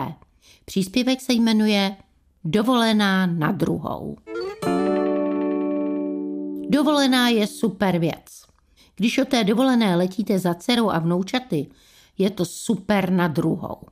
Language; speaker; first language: Czech; native; Czech